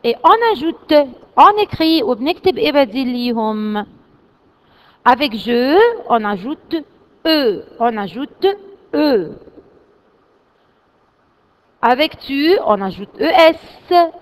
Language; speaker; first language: French; non-native, fluent; Arabic